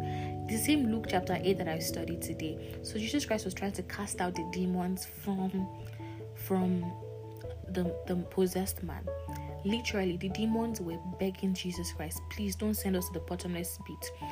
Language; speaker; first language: English; non-native, local second language; Yoruba